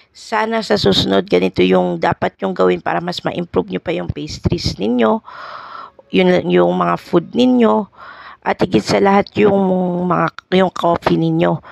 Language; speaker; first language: Filipino; non-native, local second language; Hiligaynon